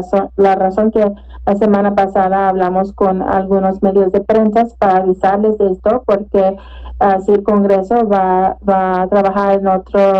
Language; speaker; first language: Spanish; early bilingual, heritage; Spanish